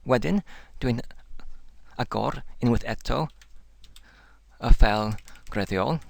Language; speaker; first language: Welsh; non-native, learner; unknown